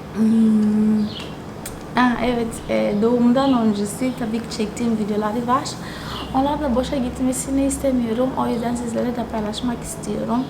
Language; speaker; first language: Turkish; non-native, fluent; Tsonga